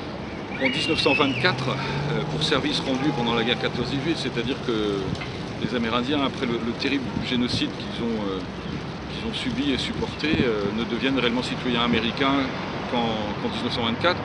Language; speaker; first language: French; native; French